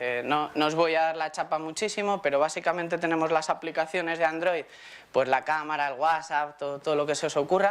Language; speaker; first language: Spanish; native; Spanish